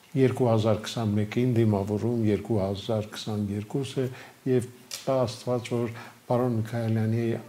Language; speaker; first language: Armenian; native; Armenian